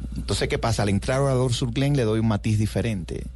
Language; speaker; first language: Spanish; native; Spanish